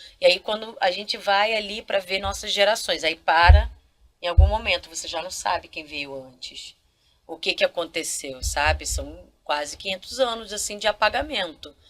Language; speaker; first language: Portuguese; non-native, local second language; Kabuverdianu